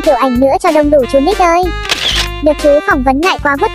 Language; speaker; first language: Vietnamese; native; Vietnamese